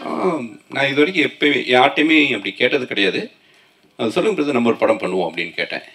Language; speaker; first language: Tamil; native; Tamil